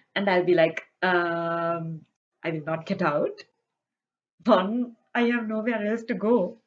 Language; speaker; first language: English; non-native, local second language; Sinhala